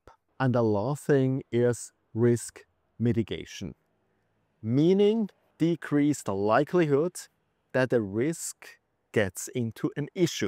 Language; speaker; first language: English; non-native, fluent; German